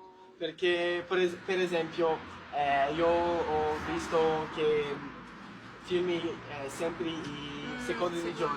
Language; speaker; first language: Italian; non-native, learner; Portuguese